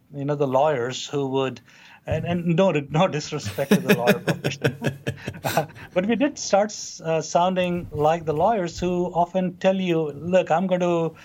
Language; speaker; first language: English; non-native, local second language; Hindi